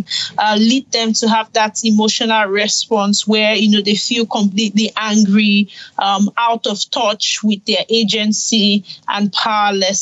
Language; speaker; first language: English; non-native, local second language; Igbo